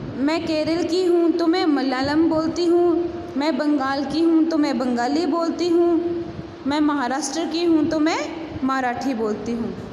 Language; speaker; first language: Hindi; native; Hindi